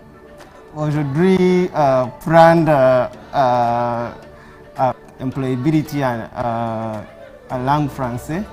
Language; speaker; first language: French; non-native, learner; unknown